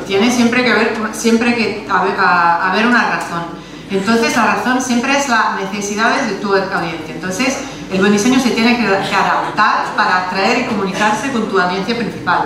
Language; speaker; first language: Spanish; non-native, fluent; Italian